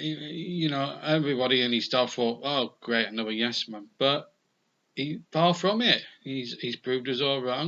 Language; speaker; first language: English; native; English